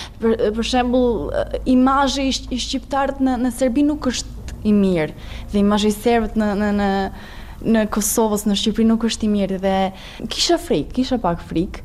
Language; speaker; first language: Albanian; non-native, learner; Serbian